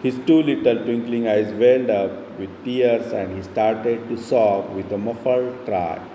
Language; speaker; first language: English; non-native, local second language; Marathi